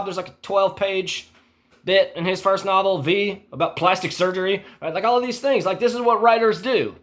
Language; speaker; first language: English; native; English